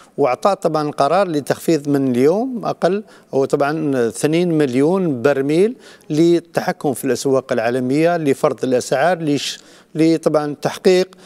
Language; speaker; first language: Arabic; native; Arabic